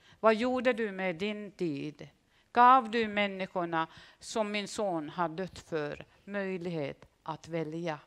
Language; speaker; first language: Swedish; non-native, fluent; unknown